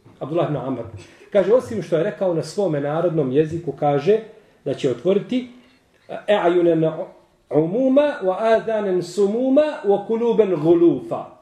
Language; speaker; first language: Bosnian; native; Bosnian